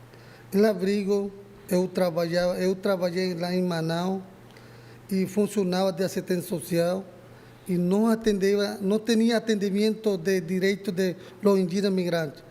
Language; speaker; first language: Portuguese; non-native, learner; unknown